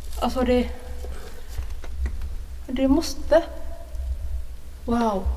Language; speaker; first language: Swedish; non-native, learner; Thai